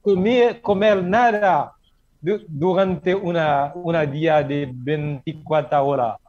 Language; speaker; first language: Spanish; non-native, learner; Haitian Creole